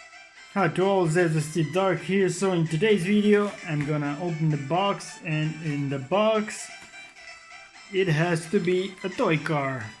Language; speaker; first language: English; non-native, fluent; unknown